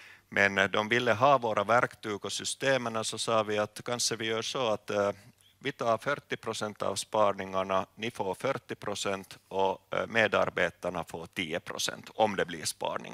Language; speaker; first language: Swedish; non-native, local second language; Finnish